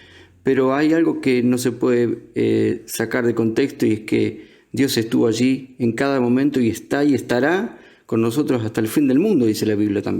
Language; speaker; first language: Spanish; native; Spanish